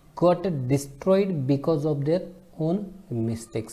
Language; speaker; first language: English; non-native, local second language; Marathi